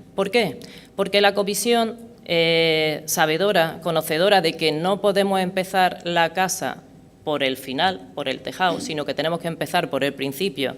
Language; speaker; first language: Spanish; native; Spanish